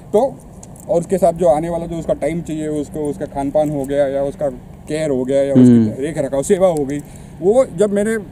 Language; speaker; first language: Hindi; non-native, local second language; Marathi